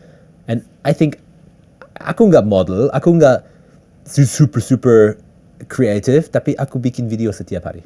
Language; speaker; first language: Indonesian; early bilingual, heritage; English